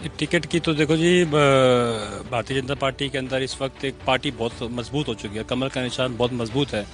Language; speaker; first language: Hindi; native; Hindi